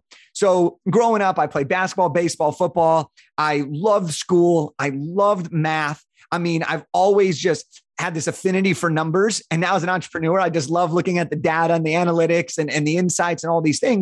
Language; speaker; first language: English; native; English